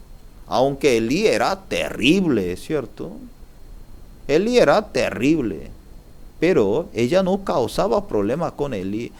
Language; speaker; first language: Spanish; non-native, learner; Korean